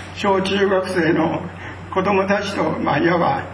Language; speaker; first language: Japanese; native; Japanese